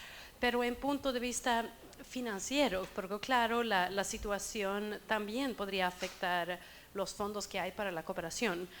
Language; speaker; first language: Spanish; non-native, fluent; Swedish